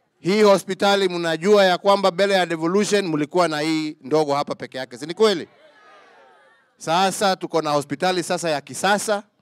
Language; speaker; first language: Swahili; non-native, local second language; Kikuyu